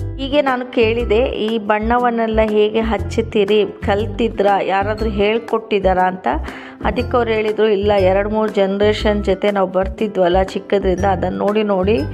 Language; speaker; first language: Kannada; non-native, local second language; Tulu